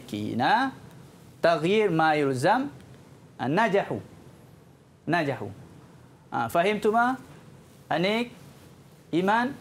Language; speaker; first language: Arabic; non-native, fluent; Malay